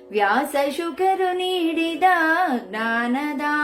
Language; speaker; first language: Kannada; native; Kannada